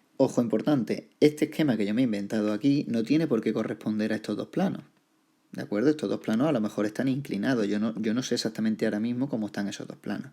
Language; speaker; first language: Spanish; native; Spanish